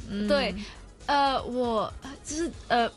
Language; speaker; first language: Chinese; non-native, local second language; Cantonese